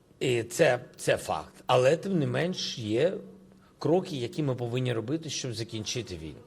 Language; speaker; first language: Ukrainian; non-native, local second language; Russian